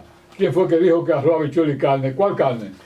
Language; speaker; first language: Spanish; native; Spanish